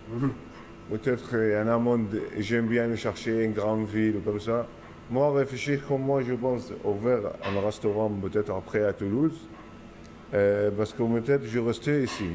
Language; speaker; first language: French; non-native, learner; Arabic